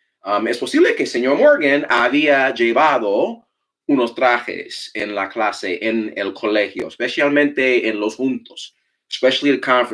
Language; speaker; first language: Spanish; non-native, fluent; English